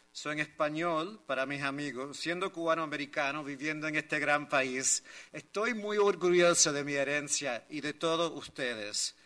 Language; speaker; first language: Spanish; early bilingual, heritage; Spanish